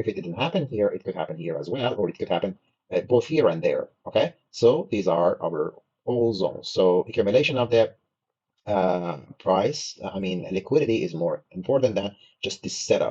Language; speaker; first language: English; non-native, fluent; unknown